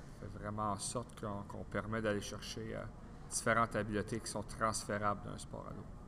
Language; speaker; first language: French; native; French